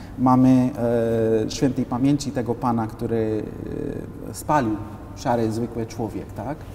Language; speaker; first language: Polish; non-native, fluent; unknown